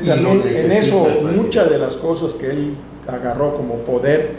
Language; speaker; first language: Spanish; native; Spanish